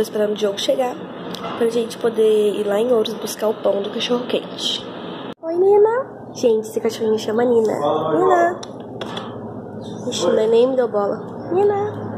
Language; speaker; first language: Portuguese; native; Portuguese